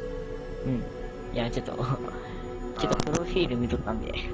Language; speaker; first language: Japanese; native; Japanese